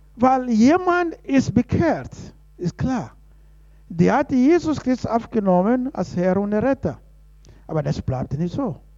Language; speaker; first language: German; non-native, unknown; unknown